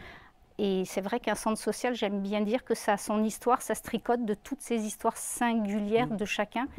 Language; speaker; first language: French; native; French